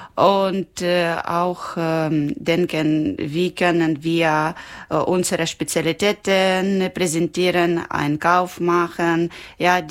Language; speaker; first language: German; non-native, learner; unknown